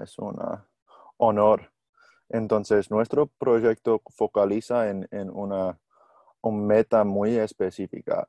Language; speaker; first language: Spanish; non-native, learner; English